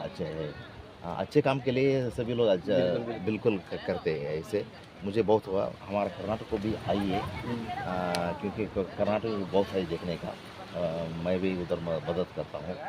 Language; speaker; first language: Hindi; non-native, local second language; Kannada